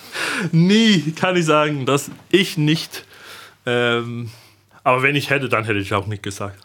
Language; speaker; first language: German; non-native, fluent; Danish